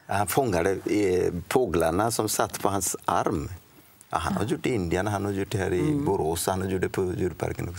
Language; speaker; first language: Swedish; non-native, fluent; Odia